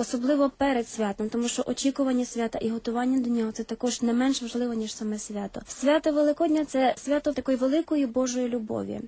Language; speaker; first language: Ukrainian; native; Ukrainian